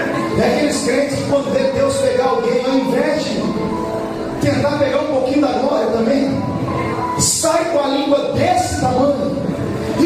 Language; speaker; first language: Portuguese; native; Portuguese